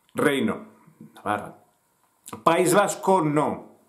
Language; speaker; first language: Spanish; native; Spanish